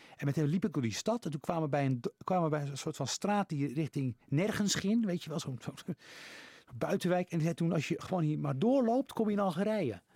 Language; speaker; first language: Dutch; early bilingual, other home language; Riffian